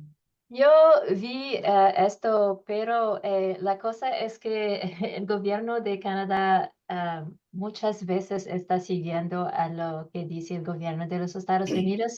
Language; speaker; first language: Spanish; non-native, learner; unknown